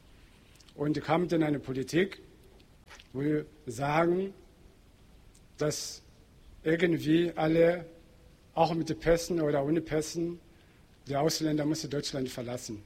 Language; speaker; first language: German; non-native, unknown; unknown